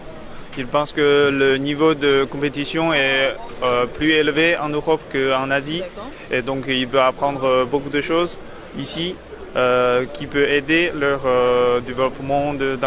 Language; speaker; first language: French; non-native, fluent; Chinese